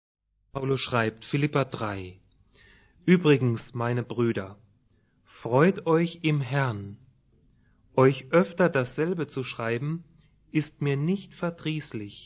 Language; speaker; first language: German; native; German